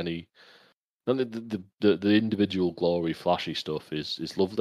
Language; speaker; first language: English; native; English